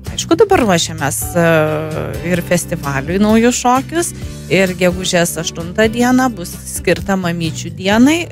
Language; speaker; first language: Lithuanian; native; Lithuanian